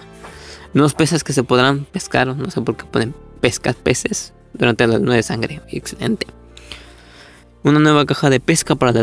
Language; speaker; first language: Spanish; native; Spanish